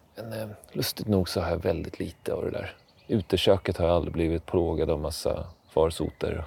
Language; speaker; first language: Swedish; native; Swedish